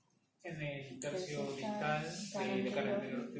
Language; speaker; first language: Spanish; native; Spanish